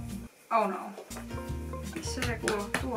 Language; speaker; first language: Finnish; native; Finnish